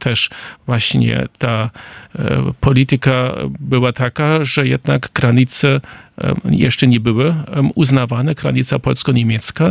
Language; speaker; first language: Polish; non-native, fluent; German